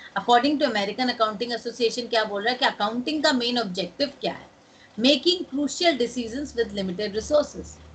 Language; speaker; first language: Hindi; non-native, local second language; Bangla